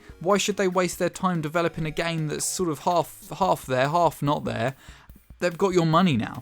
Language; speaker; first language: English; native; English